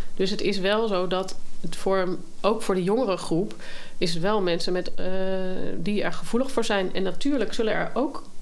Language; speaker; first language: Dutch; native; Dutch